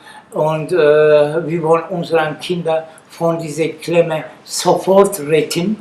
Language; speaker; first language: German; non-native, learner; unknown